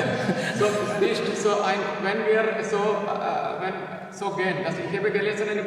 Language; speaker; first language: German; non-native, learner; Malayalam